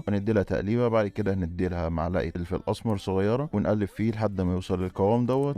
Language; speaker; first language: Arabic; native; Arabic